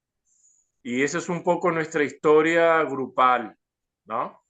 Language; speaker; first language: Spanish; native; Spanish